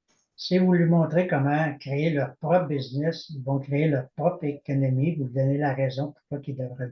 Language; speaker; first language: French; native; French